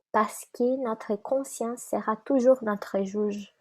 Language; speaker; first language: French; non-native, fluent; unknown